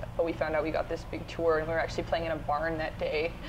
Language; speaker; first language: English; native; English